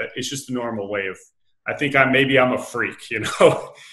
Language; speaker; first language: English; native; English